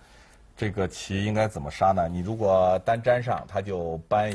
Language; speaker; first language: Chinese; native; Chinese